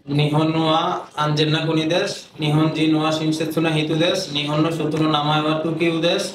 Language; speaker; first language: Japanese; non-native, learner; Bangla